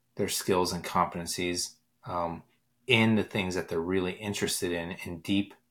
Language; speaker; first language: English; native; English